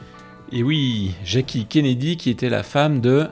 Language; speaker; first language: French; native; French